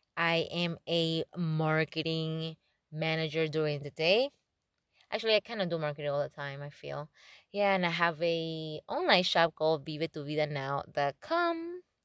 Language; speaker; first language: English; non-native, fluent; Spanish